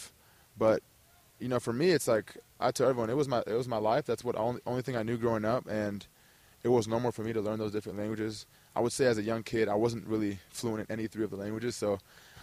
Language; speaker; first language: English; early bilingual, other home language; German